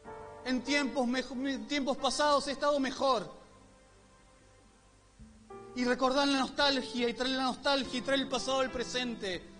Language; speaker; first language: Spanish; native; Spanish